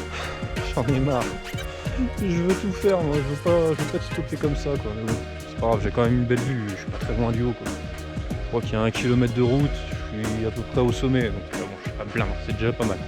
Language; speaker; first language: French; native; French